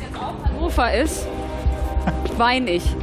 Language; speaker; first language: German; native; German